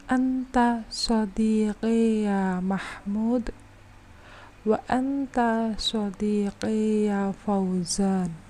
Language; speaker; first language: Arabic; non-native, fluent; Indonesian